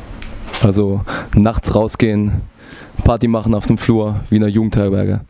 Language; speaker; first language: German; native; German